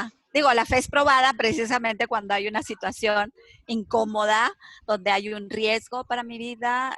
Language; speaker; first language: Spanish; native; Spanish